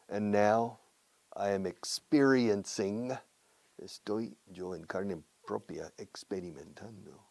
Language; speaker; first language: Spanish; non-native, fluent; English